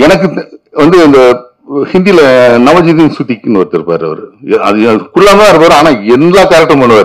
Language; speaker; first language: Tamil; native; Tamil